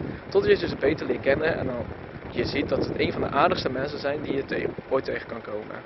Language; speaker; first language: Dutch; native; Dutch